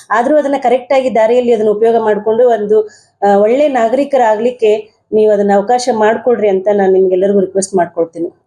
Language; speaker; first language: Kannada; native; Kannada